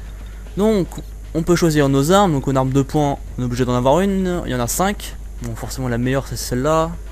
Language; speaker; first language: French; native; French